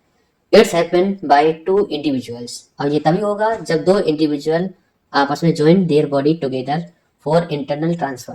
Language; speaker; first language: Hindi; native; Hindi